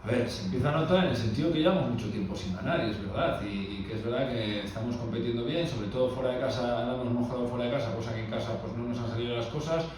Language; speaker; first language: Spanish; non-native, local second language; Basque